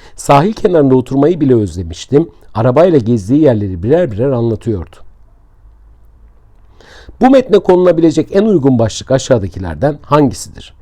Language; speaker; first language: Turkish; native; Turkish